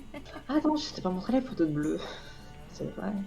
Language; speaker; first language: French; native; French